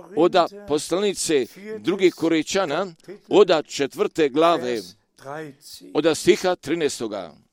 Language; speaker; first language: Croatian; early bilingual, heritage; Croatian